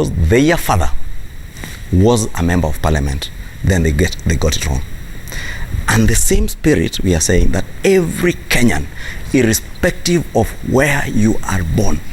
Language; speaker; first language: English; non-native, local second language; Kikuyu